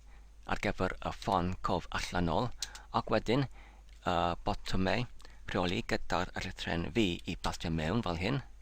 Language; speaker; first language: Welsh; non-native, learner; English